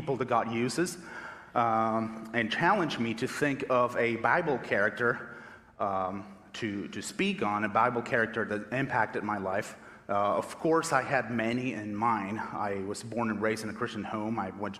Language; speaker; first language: English; non-native, fluent; Spanish